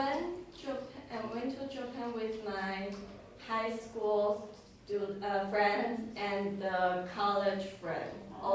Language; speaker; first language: English; non-native, learner; Chinese